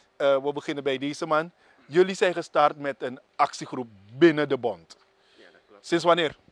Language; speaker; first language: Dutch; native; Dutch